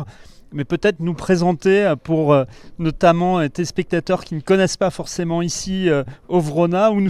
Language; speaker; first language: French; native; French